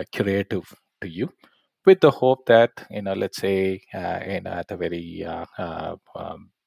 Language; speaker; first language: English; non-native, local second language; Tamil